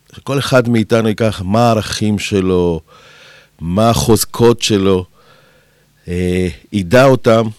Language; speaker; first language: Hebrew; early bilingual, other home language; Spanish